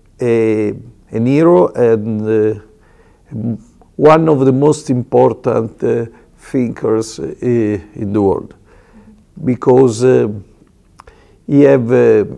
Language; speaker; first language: English; non-native, learner; Italian